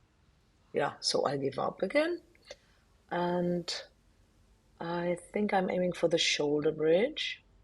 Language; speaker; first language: English; non-native, fluent; German